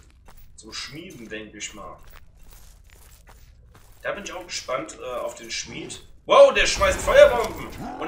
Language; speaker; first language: German; native; German